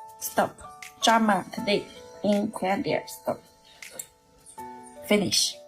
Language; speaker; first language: English; non-native, learner; Chinese